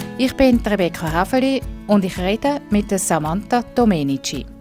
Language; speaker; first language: German; native; German